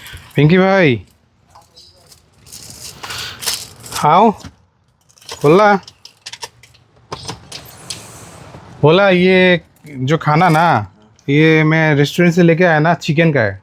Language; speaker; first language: Hindi; non-native, learner; Bangla